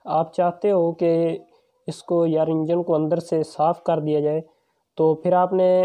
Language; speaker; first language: Urdu; non-native, local second language; Punjabi